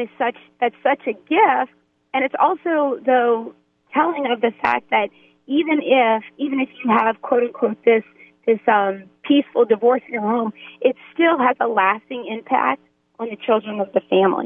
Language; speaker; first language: English; native; English